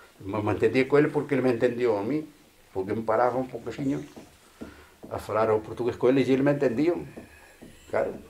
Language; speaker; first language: Portuguese; native; Portuguese